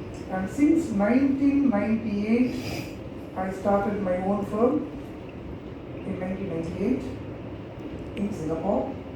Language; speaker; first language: English; non-native, local second language; Tamil